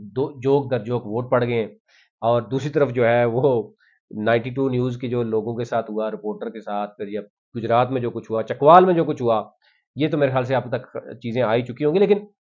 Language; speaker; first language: Urdu; non-native, local second language; Punjabi